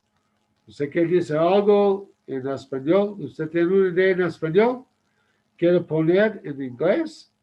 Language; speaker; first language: Spanish; non-native, learner; English